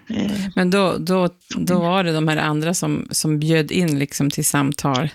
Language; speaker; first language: Swedish; native; Swedish